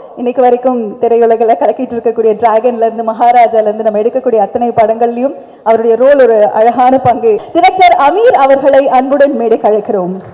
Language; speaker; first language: Tamil; native; Tamil